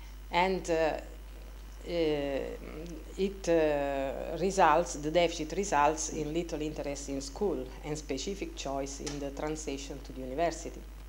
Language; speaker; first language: English; non-native, fluent; Italian